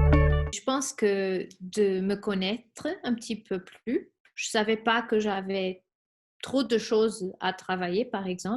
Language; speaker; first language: French; non-native, fluent; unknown